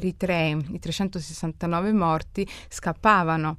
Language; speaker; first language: Italian; early bilingual, other home language; Somali